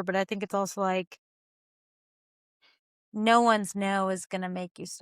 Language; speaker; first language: English; native; English